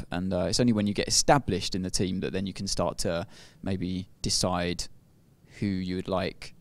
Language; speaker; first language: English; native; English